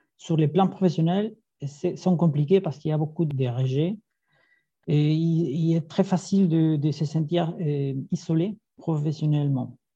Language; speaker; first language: French; non-native, fluent; Spanish